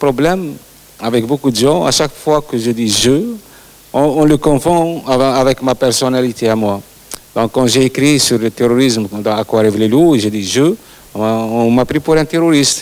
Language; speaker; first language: French; non-native, local second language; Arabic